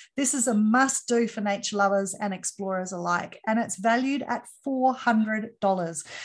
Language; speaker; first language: English; native; English